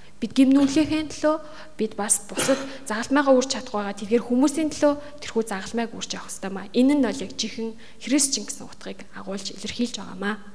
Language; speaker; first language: Mongolian; native; Mongolian